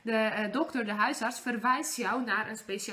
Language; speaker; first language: Dutch; non-native, fluent; Polish